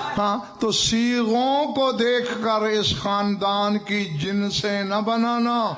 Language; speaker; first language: Urdu; non-native, local second language; Saraiki